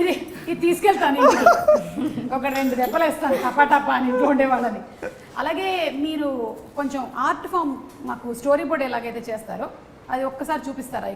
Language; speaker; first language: Telugu; native; Telugu